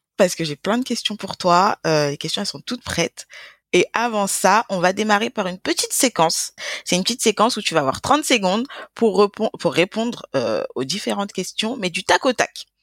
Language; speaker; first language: French; native; French